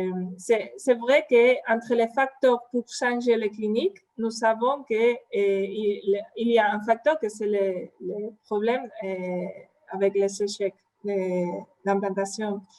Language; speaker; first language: French; non-native, fluent; Spanish